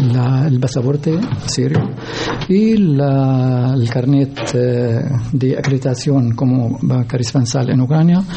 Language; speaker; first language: Spanish; non-native, learner; Arabic